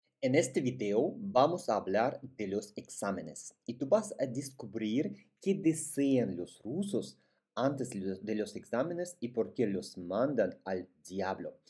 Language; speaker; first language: Spanish; non-native, fluent; Russian